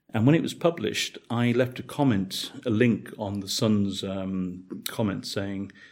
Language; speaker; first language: English; native; English